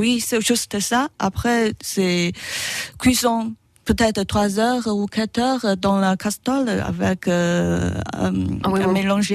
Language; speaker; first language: French; non-native, learner; Chinese